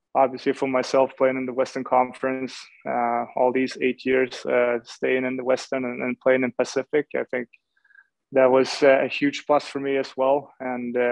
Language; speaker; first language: English; non-native, fluent; Swedish